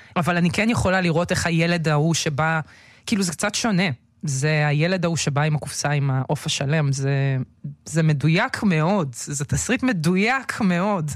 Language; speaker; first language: Hebrew; early bilingual, other home language; Russian